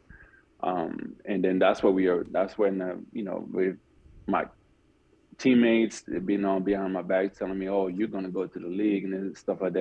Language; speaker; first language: English; non-native, fluent; French